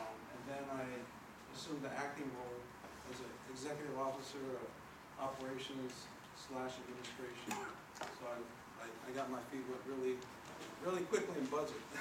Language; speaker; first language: English; native; English